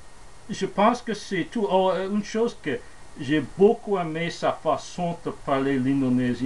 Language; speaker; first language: French; non-native, fluent; English